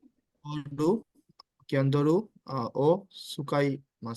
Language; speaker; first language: Japanese; non-native, learner; Bangla